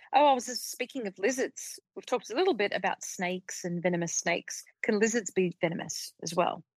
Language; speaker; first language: English; native; English